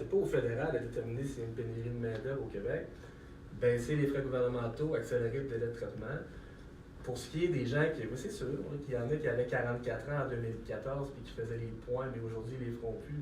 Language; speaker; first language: French; native; French